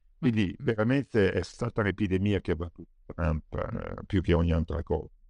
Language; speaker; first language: Italian; native; Italian